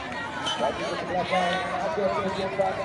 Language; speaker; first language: Indonesian; native; Indonesian